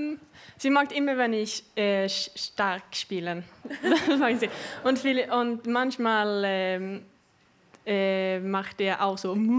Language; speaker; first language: German; non-native, learner; Swedish